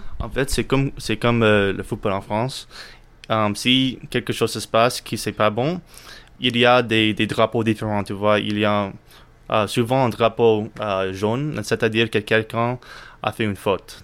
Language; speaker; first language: French; non-native, learner; English